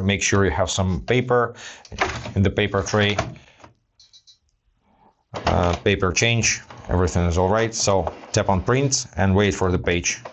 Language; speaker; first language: English; non-native, fluent; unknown